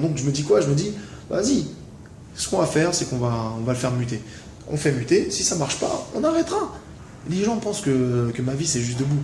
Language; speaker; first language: French; native; French